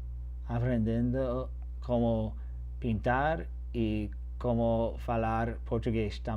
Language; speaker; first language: Portuguese; non-native, learner; English